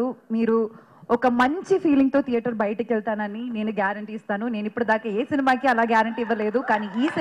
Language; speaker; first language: Telugu; non-native, fluent; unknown